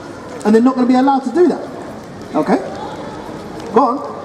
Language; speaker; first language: English; native; English